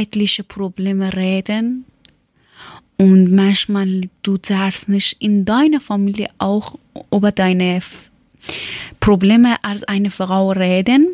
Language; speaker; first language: German; non-native, learner; Persian